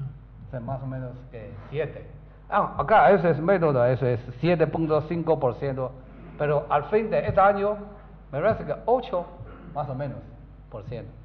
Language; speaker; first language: Spanish; non-native, learner; Chinese